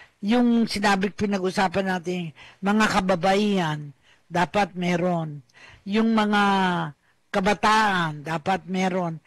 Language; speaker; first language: Filipino; native; Filipino